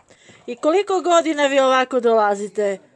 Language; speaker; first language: Bosnian; native; Bosnian